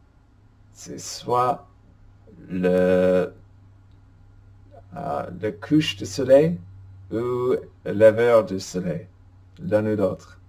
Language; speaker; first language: French; non-native, fluent; English